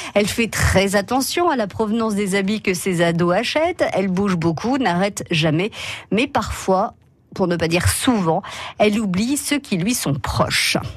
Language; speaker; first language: French; native; French